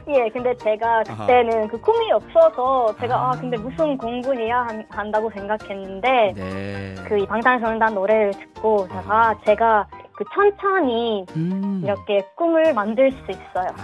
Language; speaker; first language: Korean; non-native, learner; Swedish